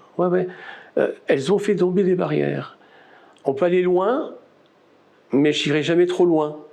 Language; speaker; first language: French; native; French